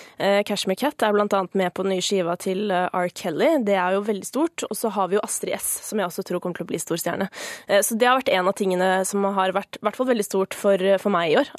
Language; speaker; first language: Norwegian; native; Norwegian